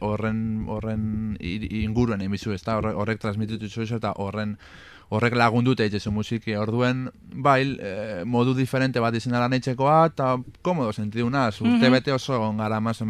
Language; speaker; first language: Basque; native; Basque